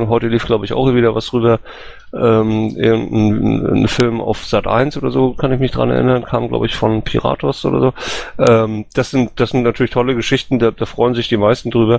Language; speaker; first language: German; native; German